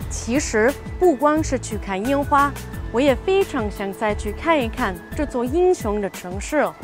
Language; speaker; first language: Chinese; non-native, learner; German